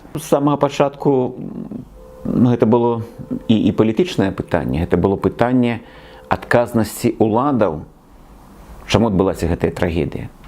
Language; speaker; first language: Belarusian; native; Belarusian